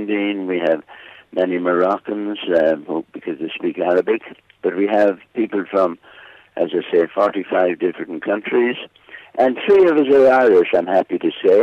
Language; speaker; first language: English; native; English